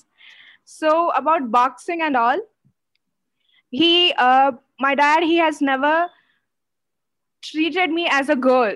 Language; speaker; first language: English; non-native, local second language; Odia